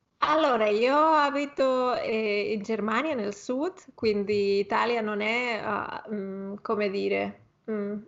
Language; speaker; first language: Italian; non-native, fluent; Spanish